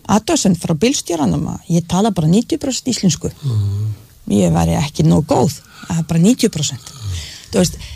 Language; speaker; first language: Icelandic; non-native, fluent; Bosnian